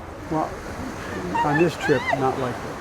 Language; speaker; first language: English; native; English